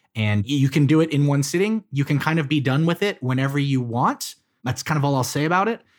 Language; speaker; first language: English; native; English